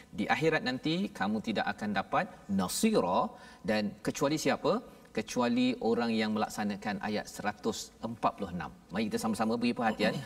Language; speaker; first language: Malay; native; Malay